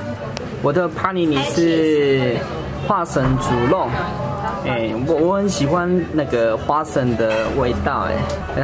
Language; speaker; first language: Chinese; non-native, fluent; Korean